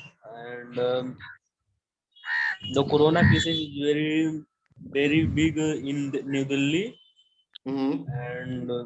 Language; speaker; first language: English; non-native, learner; Hindi